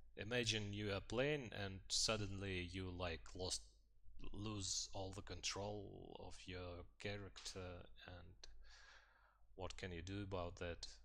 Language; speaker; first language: English; non-native, fluent; Russian